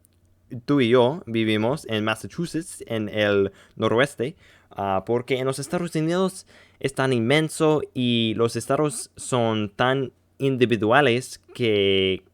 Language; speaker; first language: Spanish; non-native, learner; English